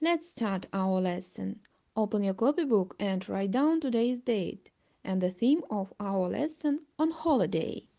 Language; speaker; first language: English; non-native, fluent; Russian